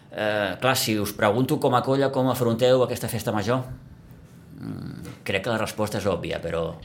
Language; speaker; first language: Catalan; native; Catalan